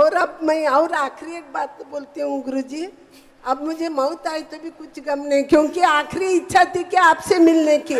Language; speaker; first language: Hindi; non-native, local second language; Kannada